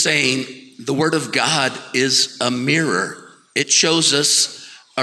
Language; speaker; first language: English; native; English